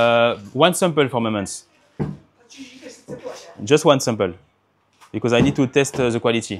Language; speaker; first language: English; non-native, learner; French